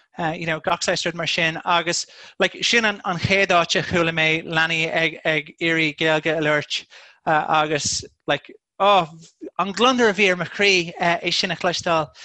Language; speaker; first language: Irish; non-native, local second language; English